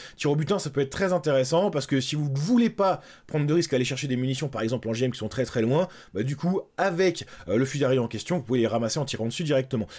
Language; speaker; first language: French; native; French